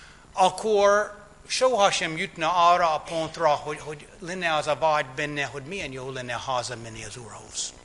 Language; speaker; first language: Hungarian; non-native, fluent; English